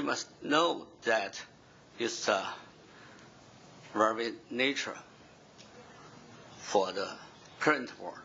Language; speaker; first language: English; non-native, fluent; Chinese